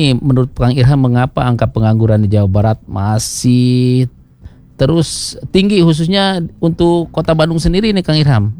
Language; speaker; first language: Indonesian; non-native, local second language; Sundanese